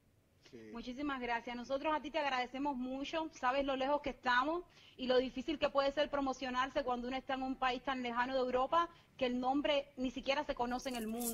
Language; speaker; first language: Spanish; native; Spanish